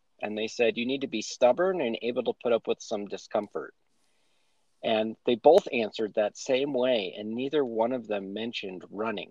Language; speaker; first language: English; native; English